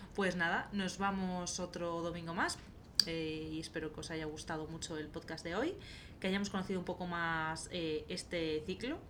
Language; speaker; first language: Spanish; native; Spanish